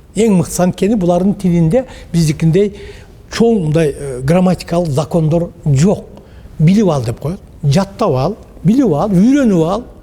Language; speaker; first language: Kyrgyz; native; Kyrgyz